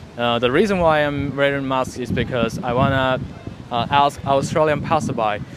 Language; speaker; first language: English; non-native, fluent; Chinese